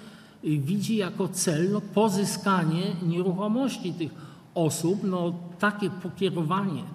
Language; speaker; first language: Polish; native; Polish